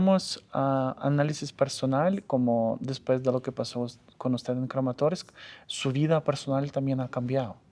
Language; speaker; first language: Spanish; non-native, fluent; Ukrainian